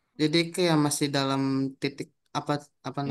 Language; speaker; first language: Indonesian; native; Indonesian